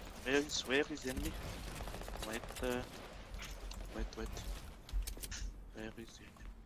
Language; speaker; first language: English; non-native, learner; Malagasy